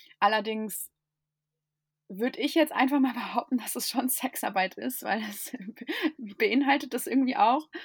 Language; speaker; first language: German; non-native, fluent; English